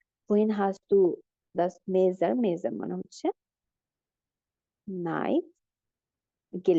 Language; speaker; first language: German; non-native, fluent; Bangla